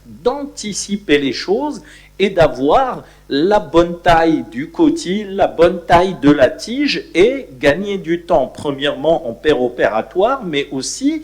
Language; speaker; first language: French; non-native, local second language; Arabic